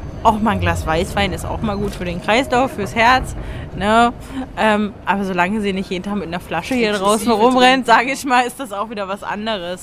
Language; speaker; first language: German; native; German